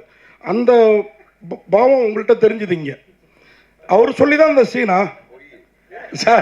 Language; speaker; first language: Tamil; native; Tamil